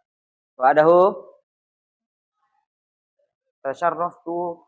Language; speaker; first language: Arabic; non-native, fluent; Indonesian